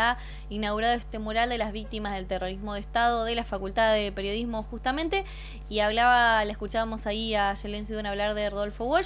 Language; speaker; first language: Spanish; native; Spanish